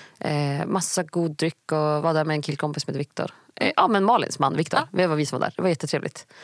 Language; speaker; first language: Swedish; native; Swedish